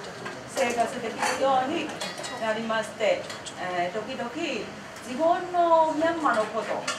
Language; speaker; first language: Japanese; non-native, learner; Burmese